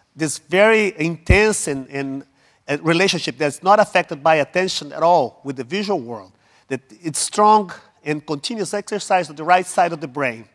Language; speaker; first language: English; non-native, fluent; Portuguese